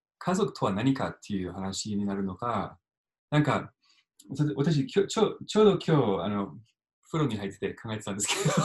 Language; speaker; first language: Japanese; non-native, fluent; English